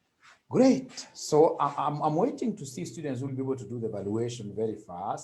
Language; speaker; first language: English; non-native, local second language; Swahili